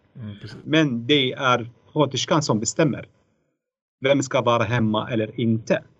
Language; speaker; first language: Swedish; non-native, fluent; Arabic